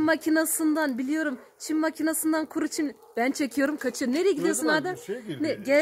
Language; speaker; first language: Turkish; native; Turkish